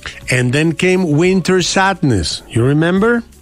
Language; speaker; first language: English; non-native, fluent; Spanish